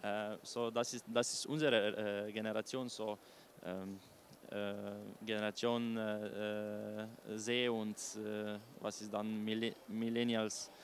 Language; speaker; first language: German; non-native, learner; Slovenian